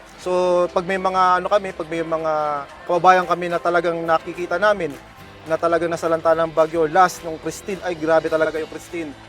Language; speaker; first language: Filipino; non-native, local second language; Bikol